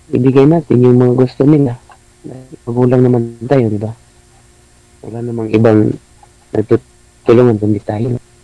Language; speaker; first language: Filipino; non-native, local second language; Cebuano